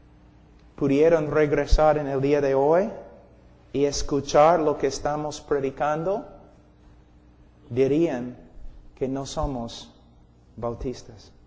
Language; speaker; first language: Spanish; non-native, fluent; English